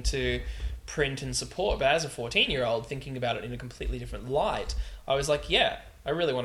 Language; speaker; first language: English; native; English